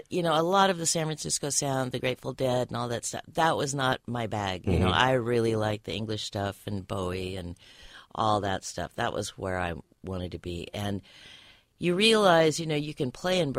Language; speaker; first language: English; native; English